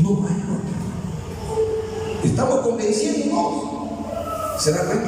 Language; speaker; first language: Spanish; native; Spanish